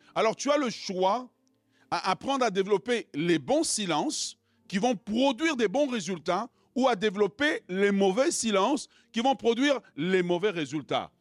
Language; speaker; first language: French; non-native, local second language; Lingala